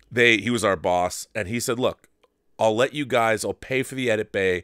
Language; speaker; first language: English; native; English